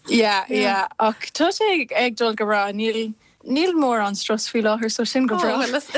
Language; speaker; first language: Irish; non-native, local second language; English